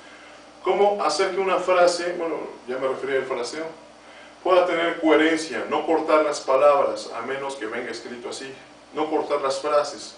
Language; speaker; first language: Spanish; native; Spanish